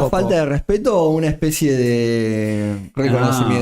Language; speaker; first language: Spanish; native; Spanish